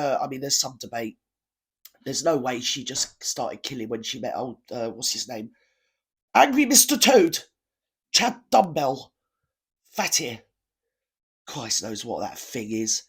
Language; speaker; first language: English; native; English